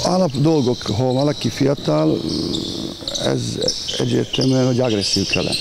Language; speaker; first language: Hungarian; non-native, fluent; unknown